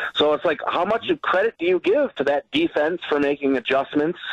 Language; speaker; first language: English; native; English